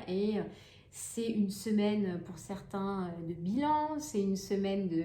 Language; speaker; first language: French; native; French